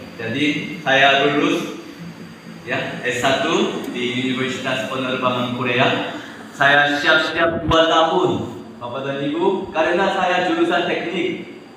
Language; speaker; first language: Indonesian; non-native, fluent; Korean